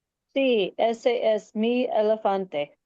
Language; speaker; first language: Spanish; non-native, learner; English